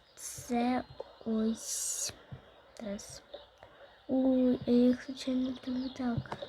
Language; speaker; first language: Ukrainian; non-native, local second language; Russian